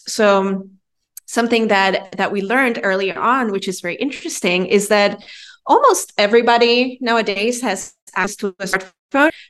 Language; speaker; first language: English; non-native, fluent; Spanish